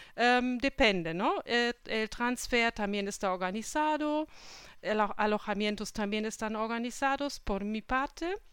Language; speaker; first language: Spanish; non-native, fluent; German